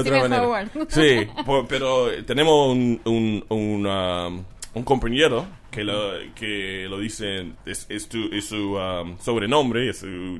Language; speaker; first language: Spanish; non-native, learner; English